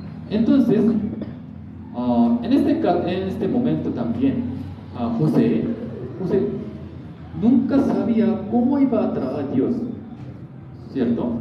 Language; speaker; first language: Spanish; non-native, learner; Korean